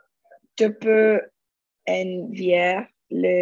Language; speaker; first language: French; non-native, learner; Spanish